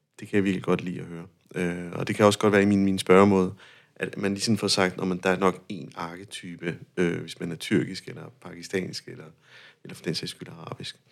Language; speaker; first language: Danish; non-native, fluent; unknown